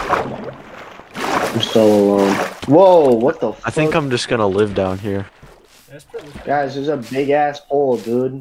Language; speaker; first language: English; native; English